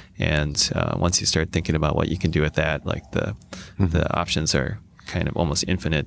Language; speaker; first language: English; native; English